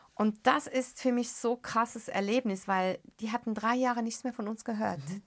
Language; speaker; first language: German; early bilingual, other home language; Arabic